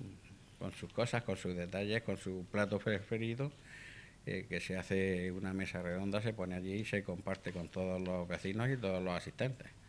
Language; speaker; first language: Spanish; native; Spanish